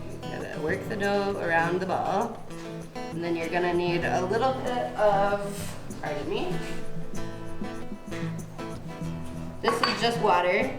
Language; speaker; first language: English; native; English